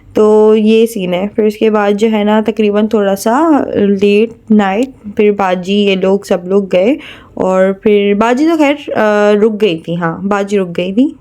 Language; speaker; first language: Urdu; native; Urdu